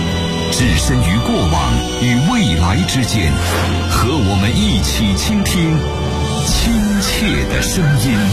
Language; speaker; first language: Chinese; native; Chinese